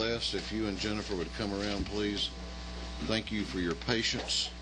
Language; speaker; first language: English; native; English